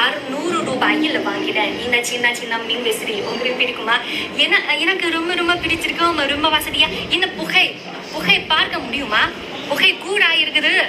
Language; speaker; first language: Tamil; non-native, fluent; Chinese